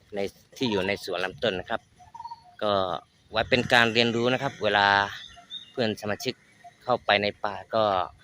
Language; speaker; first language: Thai; non-native, local second language; Malay